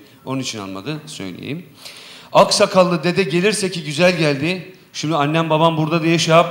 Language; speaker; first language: Turkish; native; Turkish